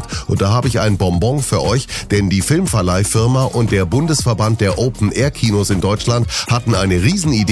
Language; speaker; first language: German; native; German